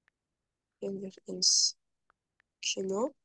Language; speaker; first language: German; non-native, fluent; French